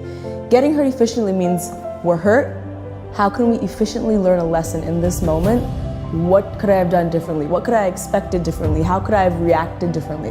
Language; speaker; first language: English; native; English